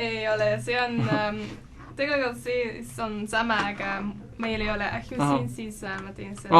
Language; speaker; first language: Estonian; non-native, learner; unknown